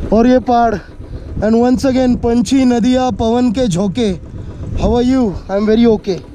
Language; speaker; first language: Hindi; non-native, local second language; Marathi